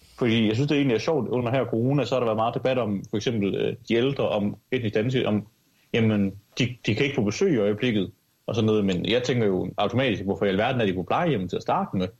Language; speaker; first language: Danish; early bilingual, other home language; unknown